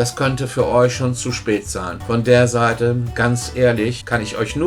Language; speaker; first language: German; native; German